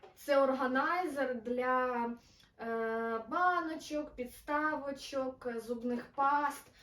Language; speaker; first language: Ukrainian; non-native, local second language; Russian